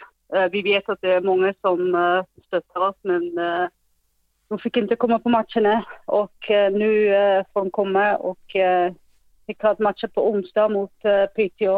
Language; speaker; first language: Swedish; non-native, fluent; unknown